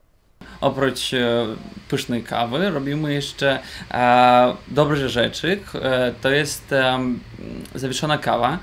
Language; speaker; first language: Polish; non-native, learner; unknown